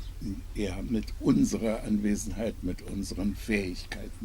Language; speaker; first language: German; non-native, fluent; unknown